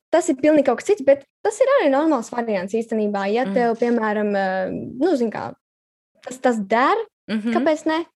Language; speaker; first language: Latvian; native; Latvian